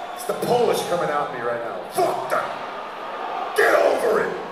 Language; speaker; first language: English; native; English